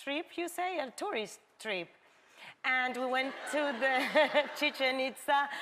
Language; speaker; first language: English; non-native, fluent; Spanish